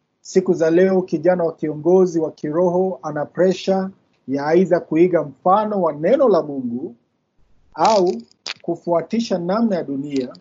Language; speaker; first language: Swahili; non-native, local second language; Kikuyu